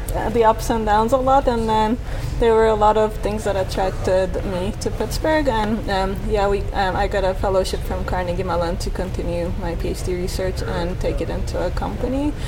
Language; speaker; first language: English; non-native, fluent; Turkish